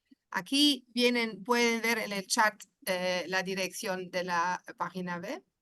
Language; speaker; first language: Spanish; non-native, fluent; German